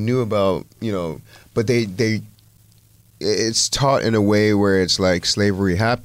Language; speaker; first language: English; native; English